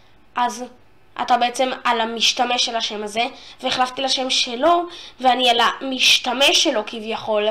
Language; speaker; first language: Hebrew; native; Hebrew